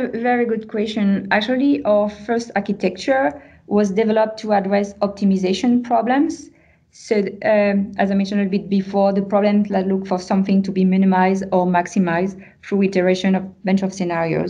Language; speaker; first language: English; non-native, fluent; French